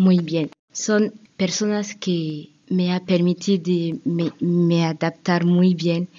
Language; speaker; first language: Spanish; non-native, learner; French